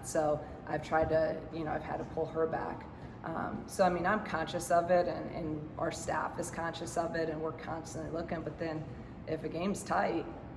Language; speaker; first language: English; native; English